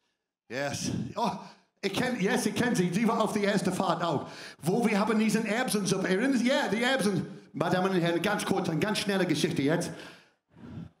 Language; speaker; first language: German; non-native, fluent; English